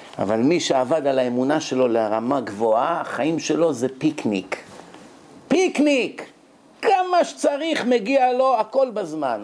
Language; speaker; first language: Hebrew; native; Hebrew